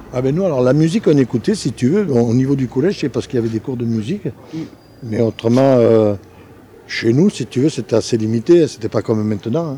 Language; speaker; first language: French; native; French